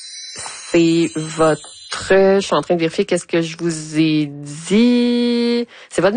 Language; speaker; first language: French; native; French